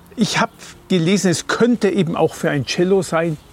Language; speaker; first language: German; native; German